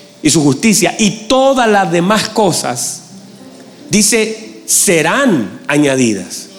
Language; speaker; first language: Spanish; native; Spanish